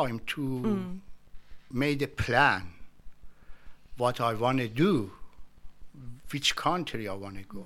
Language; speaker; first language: English; non-native, learner; Persian